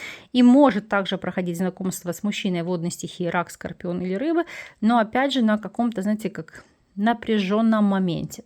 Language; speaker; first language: Russian; native; Russian